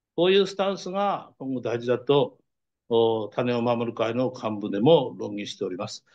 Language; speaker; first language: Japanese; native; Japanese